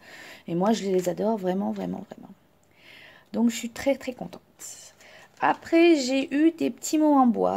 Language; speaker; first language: French; native; French